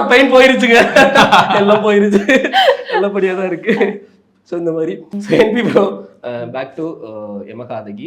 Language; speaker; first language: Tamil; native; Tamil